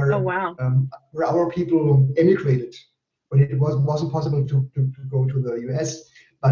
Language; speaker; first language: English; non-native, fluent; German